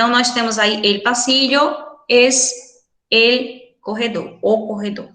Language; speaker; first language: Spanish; non-native, fluent; Portuguese